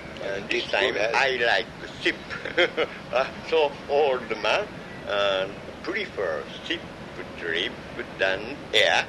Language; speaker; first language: English; non-native, learner; Japanese